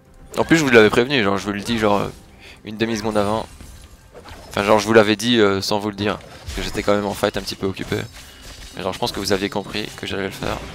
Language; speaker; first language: French; native; French